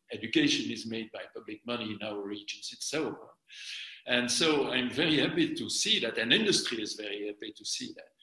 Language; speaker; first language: English; non-native, fluent; French